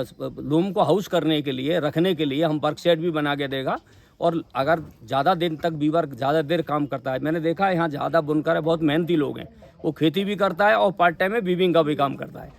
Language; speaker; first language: Hindi; native; Hindi